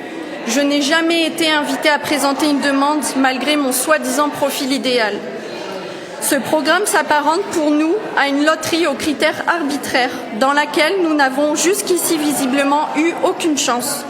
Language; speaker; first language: French; native; French